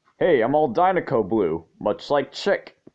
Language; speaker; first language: English; native; English